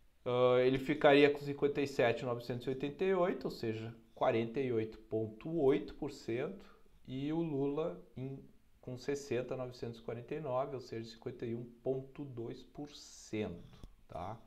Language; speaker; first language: Portuguese; native; Portuguese